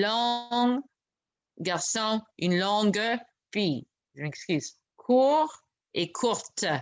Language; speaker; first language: French; non-native, local second language; English